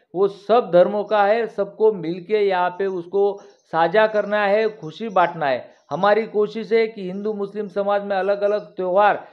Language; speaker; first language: Hindi; non-native, local second language; Marathi